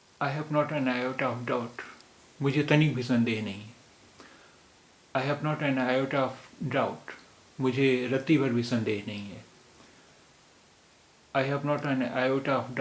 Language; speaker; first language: Hindi; native; Hindi